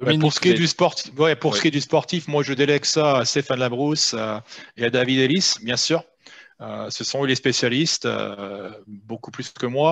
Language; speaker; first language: French; native; French